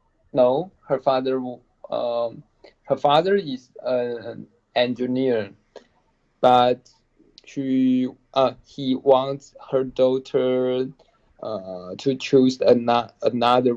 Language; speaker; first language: English; non-native, learner; Chinese